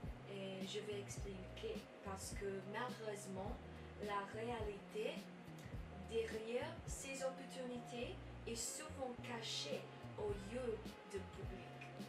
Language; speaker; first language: French; non-native, learner; English